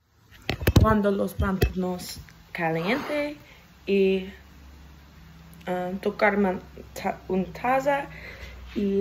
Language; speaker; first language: Spanish; non-native, learner; English